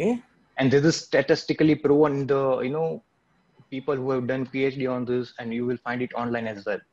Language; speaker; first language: Hindi; non-native, local second language; Gujarati